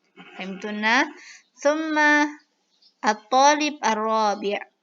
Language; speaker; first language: Arabic; non-native, fluent; Indonesian